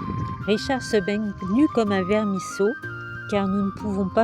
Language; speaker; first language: French; native; French